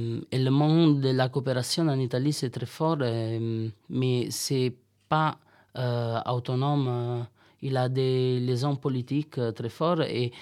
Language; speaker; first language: French; non-native, learner; Italian